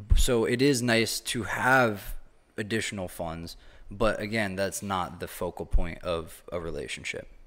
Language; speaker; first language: English; native; English